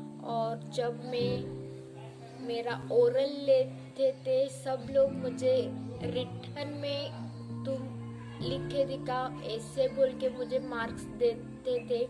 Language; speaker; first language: Hindi; non-native, local second language; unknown